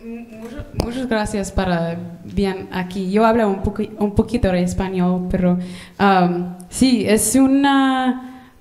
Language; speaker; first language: Spanish; non-native, learner; English